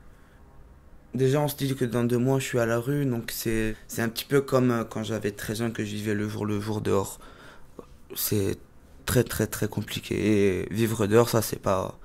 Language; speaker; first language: French; native; French